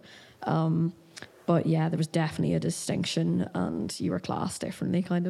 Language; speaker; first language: English; native; English